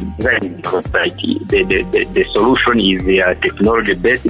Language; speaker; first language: English; non-native, local second language; Kinyarwanda